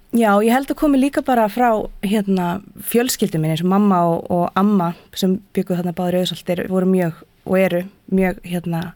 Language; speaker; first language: Icelandic; native; Icelandic